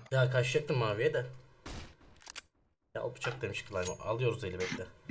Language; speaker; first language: Turkish; native; Turkish